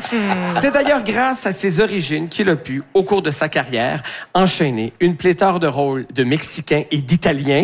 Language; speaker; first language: French; native; French